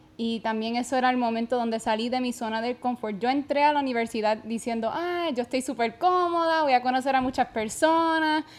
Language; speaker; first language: Spanish; native; Spanish